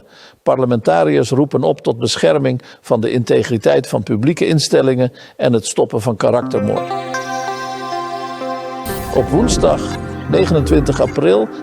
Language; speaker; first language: Dutch; native; Dutch